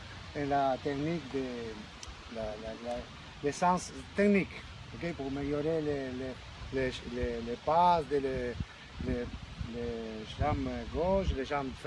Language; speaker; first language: French; non-native, learner; Spanish